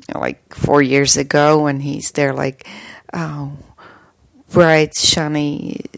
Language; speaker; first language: English; non-native, fluent; Slovak